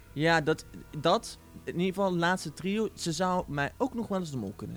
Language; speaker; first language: Dutch; native; Dutch